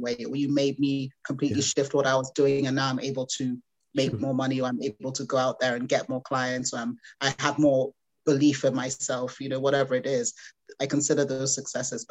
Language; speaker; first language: English; non-native, local second language; Igbo